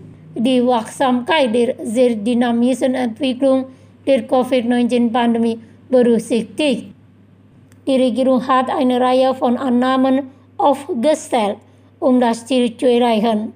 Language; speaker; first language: German; non-native, fluent; Indonesian